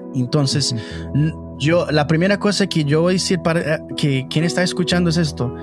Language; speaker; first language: Spanish; non-native, learner; English